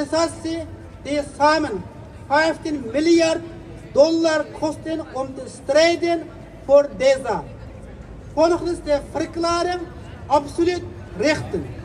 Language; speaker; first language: Dutch; non-native, learner; Uyghur